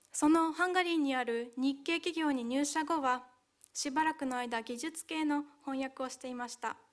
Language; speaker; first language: Japanese; early bilingual, other home language; Hungarian